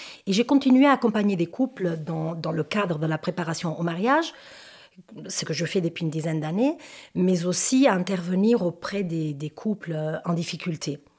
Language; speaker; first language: French; non-native, fluent; Spanish